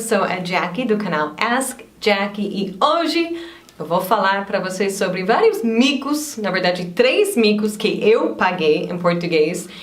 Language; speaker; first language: Portuguese; non-native, fluent; English